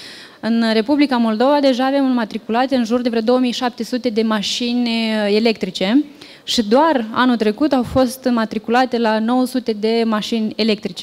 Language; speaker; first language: Romanian; native; Romanian